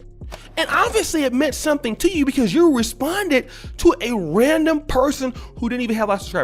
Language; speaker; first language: English; native; English